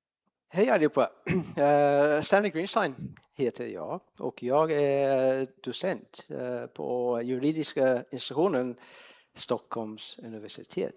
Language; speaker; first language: Swedish; non-native, fluent; English